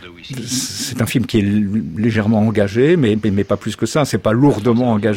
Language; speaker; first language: French; native; French